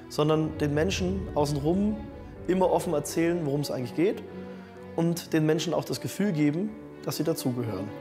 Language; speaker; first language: German; native; German